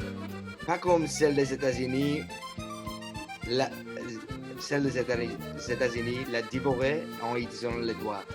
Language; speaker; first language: French; non-native, learner; English